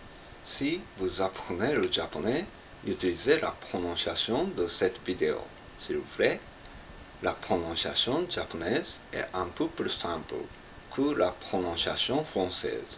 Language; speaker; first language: French; non-native, learner; Japanese